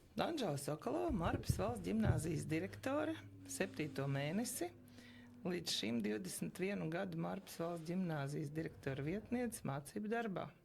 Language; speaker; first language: Latvian; early bilingual, other home language; Russian